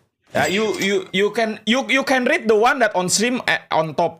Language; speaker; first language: English; non-native, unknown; Indonesian